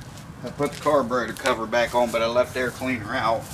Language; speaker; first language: English; native; English